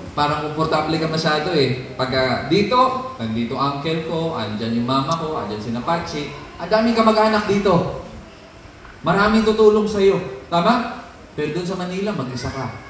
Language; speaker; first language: Filipino; non-native, local second language; Cebuano